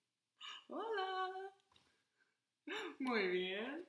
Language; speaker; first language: Spanish; non-native, fluent; English